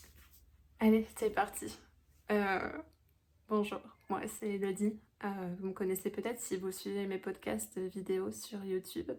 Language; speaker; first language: French; native; French